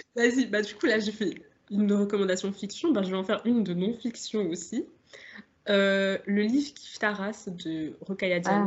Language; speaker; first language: French; native; French